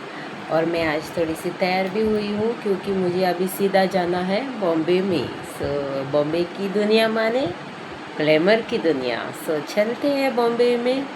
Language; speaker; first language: Hindi; non-native, local second language; Konkani